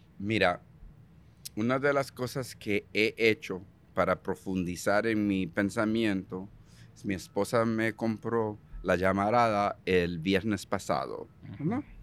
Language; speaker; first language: Spanish; early bilingual, heritage; Spanish